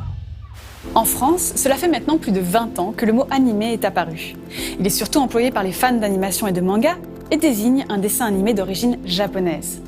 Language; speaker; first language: French; native; French